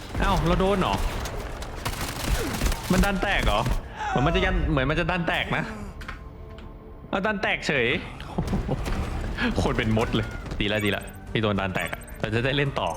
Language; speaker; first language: Thai; native; Thai